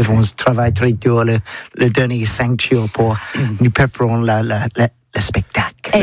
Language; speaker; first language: French; non-native, learner; English